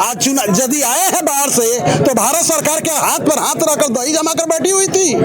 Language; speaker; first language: Hindi; native; Hindi